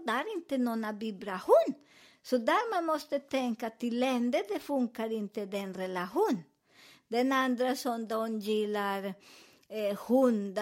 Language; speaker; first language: Swedish; non-native, learner; Spanish